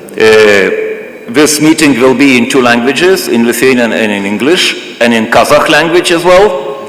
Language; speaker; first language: English; non-native, fluent; Lithuanian